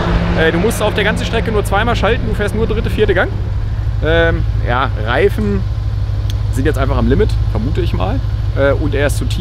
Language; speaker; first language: German; native; German